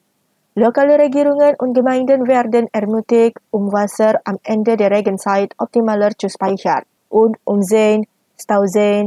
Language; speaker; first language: German; non-native, fluent; Indonesian